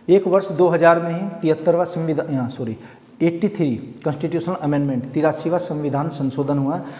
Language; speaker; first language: Hindi; native; Hindi